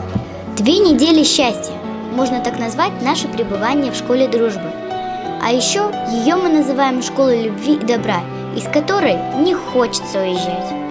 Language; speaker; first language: Russian; native; Russian